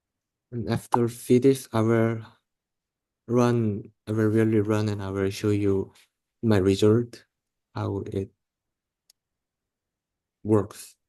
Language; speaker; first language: English; non-native, learner; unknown